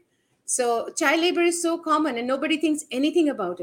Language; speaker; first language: English; non-native, local second language; Bangla